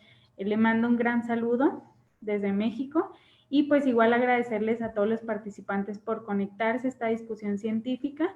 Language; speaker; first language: Spanish; native; Spanish